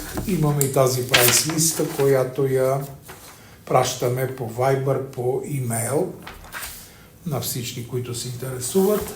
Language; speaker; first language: Bulgarian; native; Bulgarian